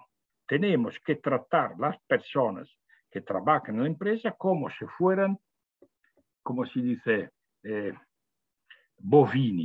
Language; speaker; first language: Spanish; non-native, fluent; Italian